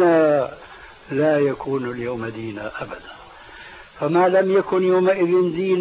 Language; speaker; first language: Arabic; early bilingual, other home language; Albanian